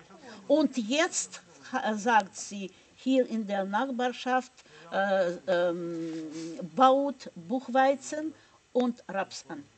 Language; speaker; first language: German; non-native, fluent; Russian